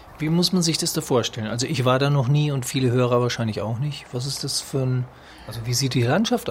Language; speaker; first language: German; native; German